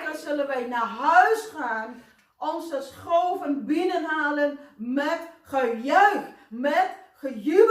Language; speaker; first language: Dutch; non-native, fluent; Indonesian